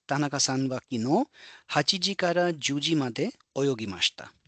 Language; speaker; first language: Japanese; non-native, fluent; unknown